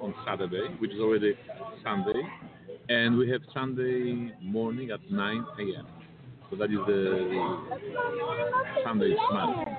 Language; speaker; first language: English; non-native, fluent; Polish